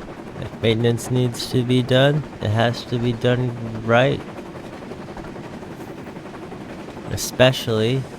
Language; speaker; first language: English; native; English